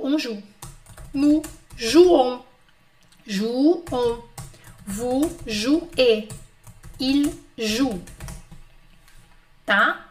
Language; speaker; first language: French; non-native, fluent; Portuguese